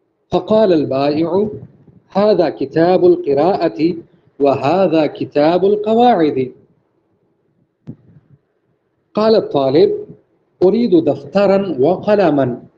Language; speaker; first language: Arabic; non-native, fluent; Urdu